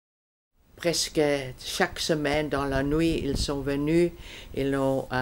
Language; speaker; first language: French; non-native, fluent; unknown